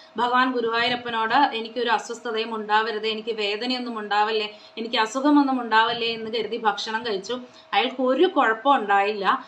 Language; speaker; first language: Malayalam; non-native, local second language; Konkani